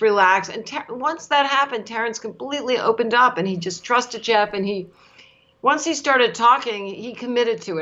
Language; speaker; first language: English; native; English